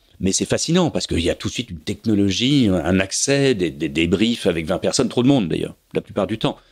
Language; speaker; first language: French; native; French